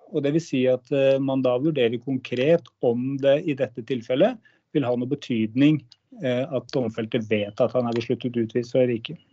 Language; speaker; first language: Norwegian; native; Norwegian